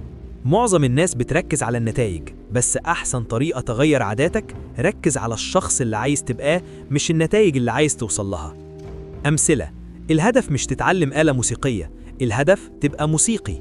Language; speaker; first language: Arabic; native; Arabic